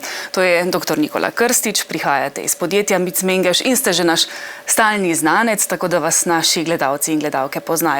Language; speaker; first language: Slovenian; native; Slovenian